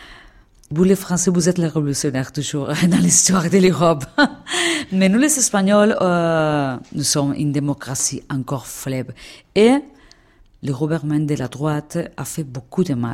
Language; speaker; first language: French; non-native, fluent; Spanish